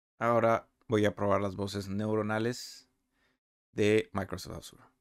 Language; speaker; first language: Spanish; native; Spanish